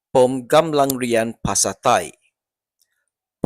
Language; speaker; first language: Thai; non-native, learner; English